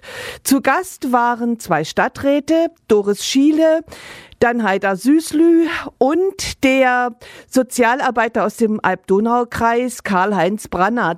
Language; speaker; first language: German; native; German